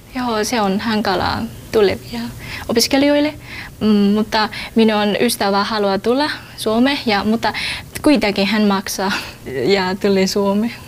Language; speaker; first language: Finnish; non-native, learner; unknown